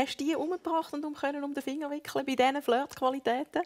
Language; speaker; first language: German; native; German